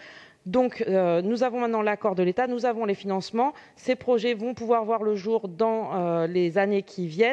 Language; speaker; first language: French; native; French